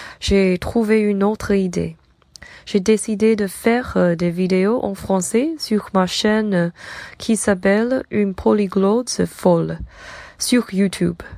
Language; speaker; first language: French; non-native, learner; Chinese